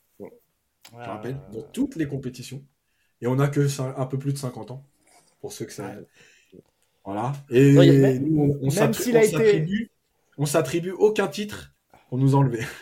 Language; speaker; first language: French; native; French